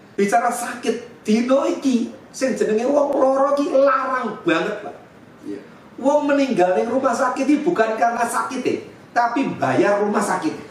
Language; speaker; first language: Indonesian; native; Indonesian